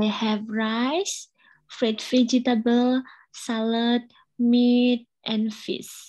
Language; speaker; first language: English; non-native, learner; Indonesian